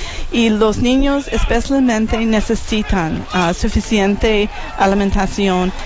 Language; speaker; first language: Spanish; non-native, learner; English